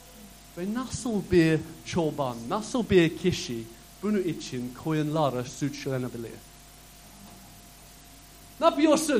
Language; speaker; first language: Turkish; non-native, fluent; English